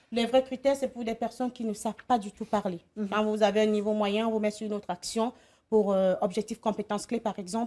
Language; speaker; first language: French; native; French